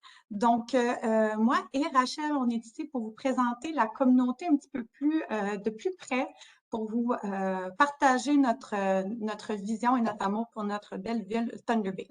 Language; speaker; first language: French; native; French